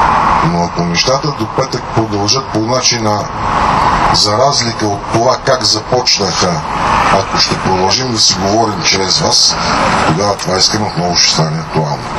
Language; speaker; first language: Bulgarian; native; Bulgarian